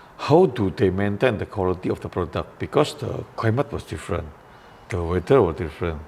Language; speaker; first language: English; non-native, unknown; Indonesian